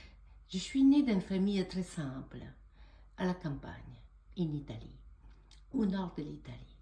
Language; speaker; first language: French; non-native, fluent; Italian